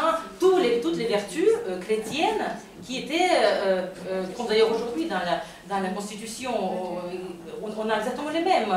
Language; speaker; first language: French; non-native, fluent; Russian